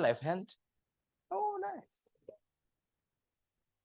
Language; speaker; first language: English; non-native, learner; Indonesian